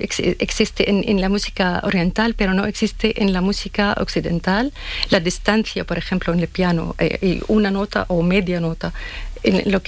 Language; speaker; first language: Spanish; non-native, learner; Arabic